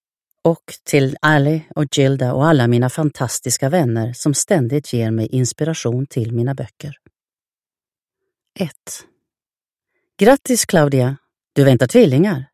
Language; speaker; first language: Swedish; native; Swedish